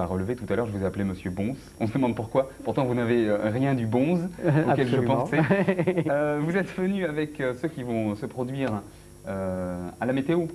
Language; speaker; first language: French; native; French